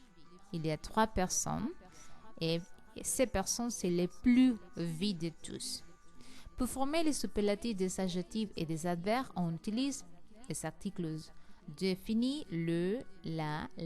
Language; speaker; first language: French; non-native, learner; Spanish